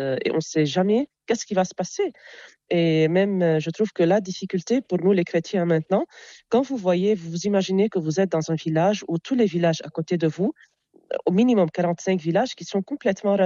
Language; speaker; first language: French; non-native, local second language; Arabic